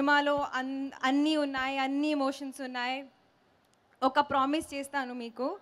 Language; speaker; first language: Telugu; non-native, local second language; Hindi